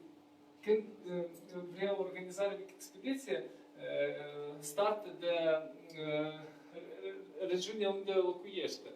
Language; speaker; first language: Romanian; non-native, learner; Ukrainian